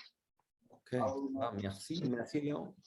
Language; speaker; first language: French; non-native, learner; English